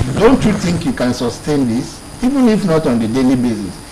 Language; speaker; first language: English; non-native, local second language; Yoruba